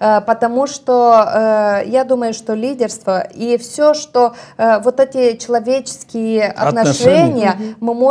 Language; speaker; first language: Russian; non-native, local second language; Romanian